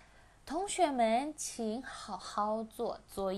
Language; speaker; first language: Chinese; non-native, fluent; Indonesian